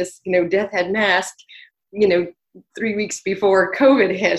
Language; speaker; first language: English; native; English